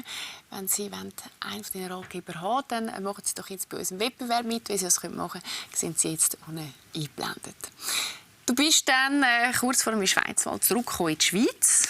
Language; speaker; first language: German; native; German